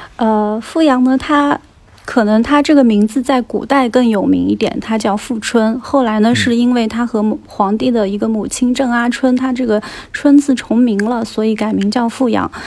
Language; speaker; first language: Chinese; native; Chinese